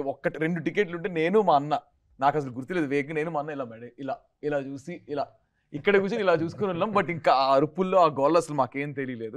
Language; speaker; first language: Telugu; native; Telugu